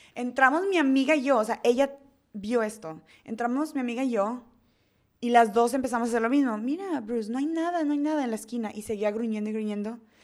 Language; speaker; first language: Spanish; early bilingual, heritage; Spanish